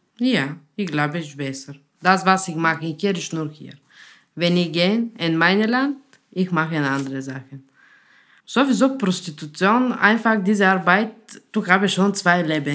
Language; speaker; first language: German; non-native, learner; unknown